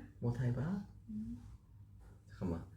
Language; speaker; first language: Korean; native; Korean